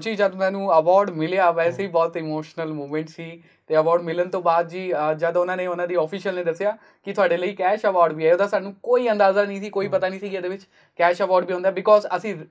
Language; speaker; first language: Punjabi; non-native, local second language; Hindi